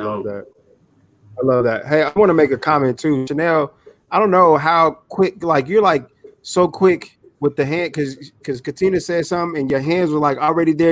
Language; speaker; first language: English; native; English